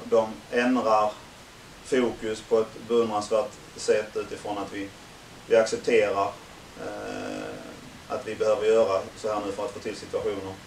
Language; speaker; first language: Swedish; native; Swedish